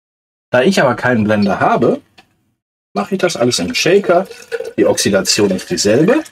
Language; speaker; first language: German; native; German